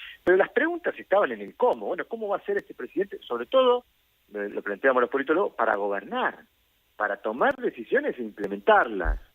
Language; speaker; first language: Spanish; native; Spanish